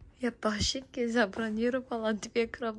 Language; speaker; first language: Russian; non-native, fluent; Korean